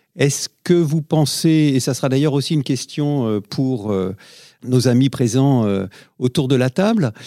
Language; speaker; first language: French; native; French